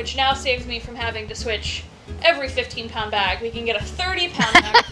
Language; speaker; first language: English; native; English